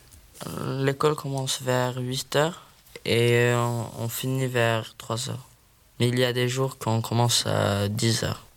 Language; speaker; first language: French; non-native, learner; Swedish